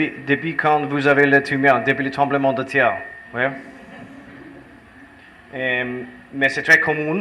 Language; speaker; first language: French; non-native, learner; English